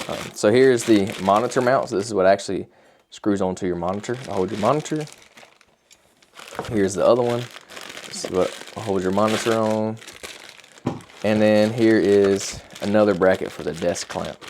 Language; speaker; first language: English; native; English